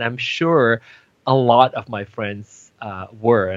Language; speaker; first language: English; non-native, local second language; Min Nan Chinese